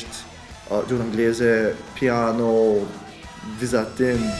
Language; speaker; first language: Albanian; early bilingual, other home language; Korean